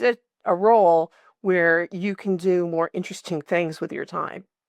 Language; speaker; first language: English; native; English